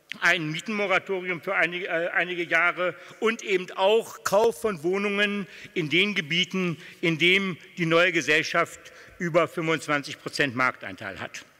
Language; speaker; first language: German; native; German